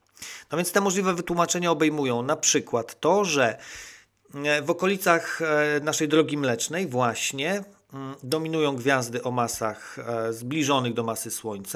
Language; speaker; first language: Polish; native; Polish